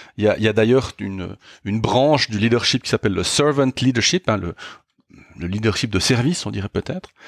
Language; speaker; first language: French; native; French